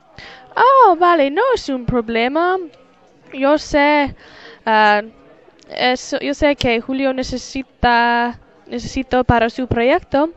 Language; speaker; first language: Spanish; non-native, learner; English